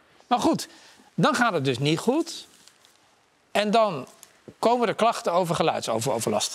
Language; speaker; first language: Dutch; native; Dutch